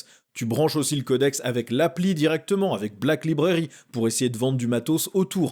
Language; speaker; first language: French; native; French